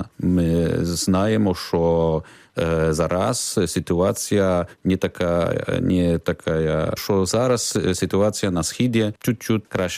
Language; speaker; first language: Ukrainian; non-native, learner; Polish